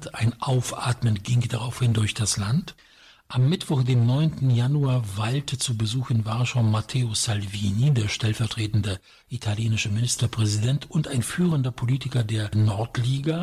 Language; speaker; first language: German; non-native, fluent; Polish